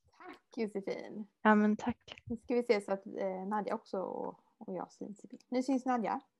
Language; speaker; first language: Swedish; native; Swedish